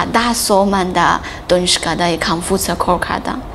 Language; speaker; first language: Persian; non-native, learner; Chinese